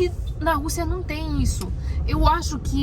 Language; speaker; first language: Portuguese; non-native, learner; Russian